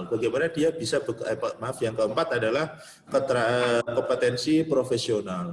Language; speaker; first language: Indonesian; non-native, local second language; Javanese